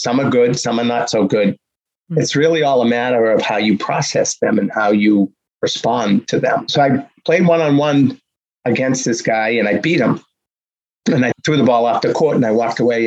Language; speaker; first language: English; native; English